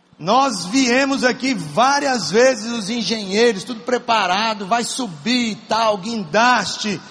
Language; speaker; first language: Portuguese; native; Portuguese